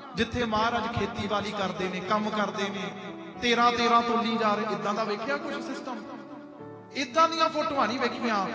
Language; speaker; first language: Punjabi; early bilingual, other home language; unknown